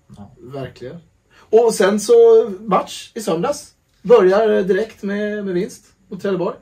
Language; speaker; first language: Swedish; native; Swedish